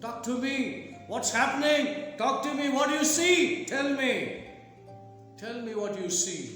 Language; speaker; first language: English; non-native, local second language; Hindi